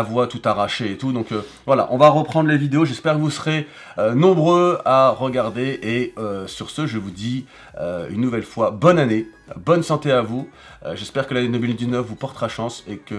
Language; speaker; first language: French; native; French